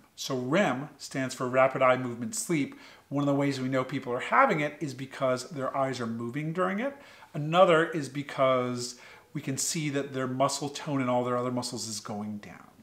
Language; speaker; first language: English; native; English